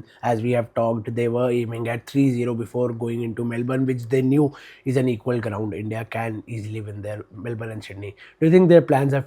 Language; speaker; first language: English; non-native, local second language; Hindi